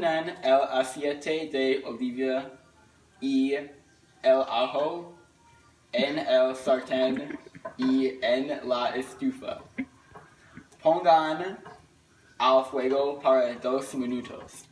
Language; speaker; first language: Spanish; non-native, learner; English